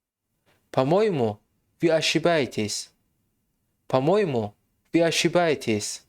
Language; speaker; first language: Russian; non-native, local second language; Tajik